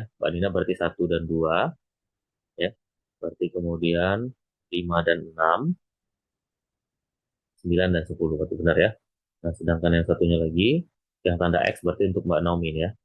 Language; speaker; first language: Indonesian; native; Indonesian